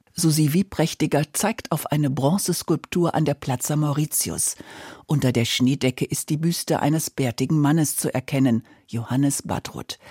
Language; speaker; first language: German; native; German